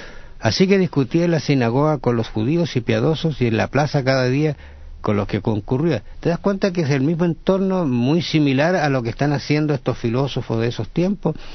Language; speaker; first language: Spanish; native; Spanish